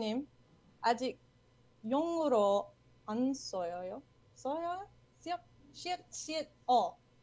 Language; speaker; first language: Korean; non-native, learner; English